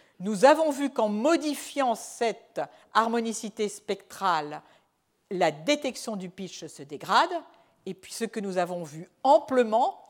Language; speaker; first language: French; native; French